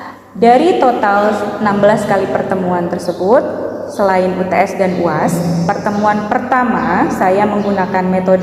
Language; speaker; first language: Indonesian; native; Indonesian